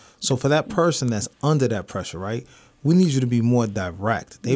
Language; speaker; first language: English; native; English